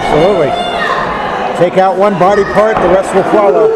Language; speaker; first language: English; native; English